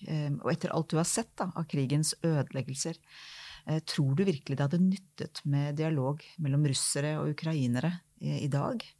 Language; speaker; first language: Norwegian; native; Norwegian